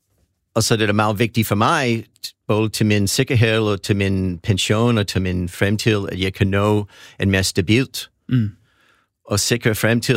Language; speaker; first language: Danish; non-native, fluent; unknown